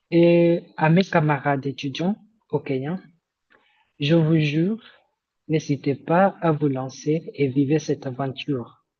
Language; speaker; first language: French; non-native, fluent; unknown